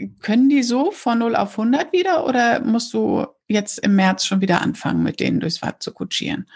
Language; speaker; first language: German; native; German